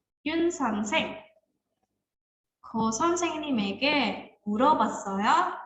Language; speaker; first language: Korean; non-native, fluent; Indonesian